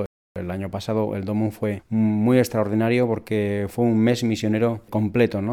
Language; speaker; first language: Spanish; native; Spanish